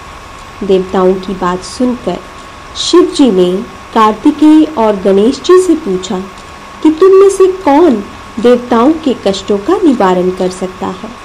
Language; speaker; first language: Hindi; native; Hindi